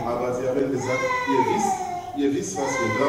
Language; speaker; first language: German; non-native, learner; French